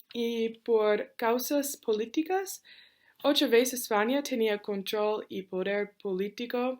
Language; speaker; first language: Spanish; non-native, learner; English